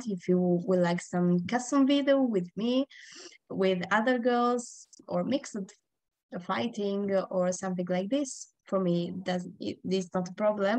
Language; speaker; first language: English; non-native, learner; Italian